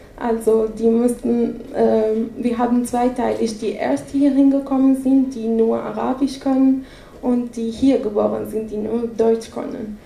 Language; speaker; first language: German; non-native, fluent; Armenian